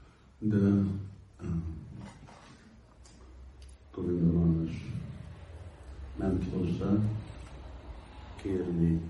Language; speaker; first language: Hungarian; non-native, learner; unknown